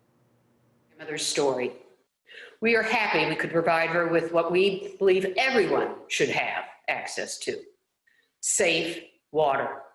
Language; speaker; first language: English; native; English